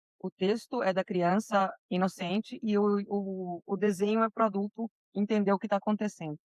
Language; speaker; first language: Portuguese; early bilingual, other home language; Spanish